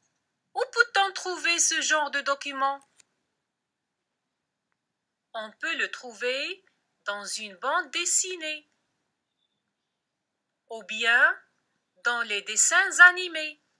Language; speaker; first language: French; non-native, local second language; Arabic